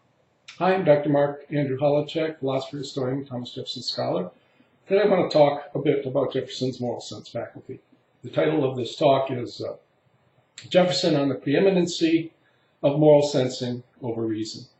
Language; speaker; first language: English; native; English